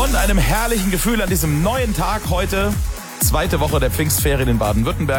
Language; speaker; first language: German; native; German